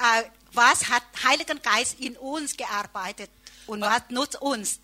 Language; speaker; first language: German; non-native, learner; Thai